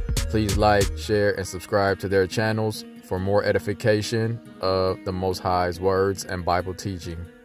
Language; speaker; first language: English; native; English